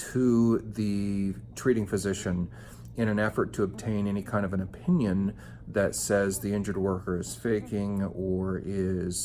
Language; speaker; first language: English; native; English